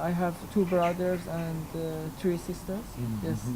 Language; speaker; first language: English; non-native, learner; Persian